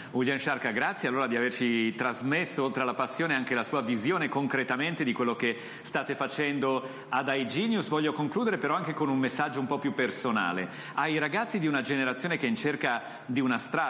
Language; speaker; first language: Italian; native; Italian